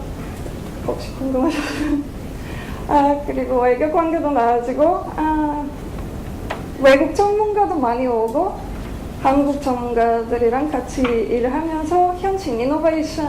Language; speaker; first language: Korean; non-native, fluent; Bulgarian